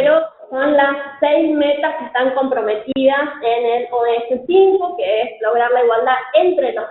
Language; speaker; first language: Spanish; native; Spanish